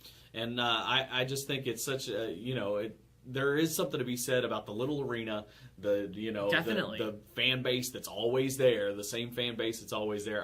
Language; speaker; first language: English; native; English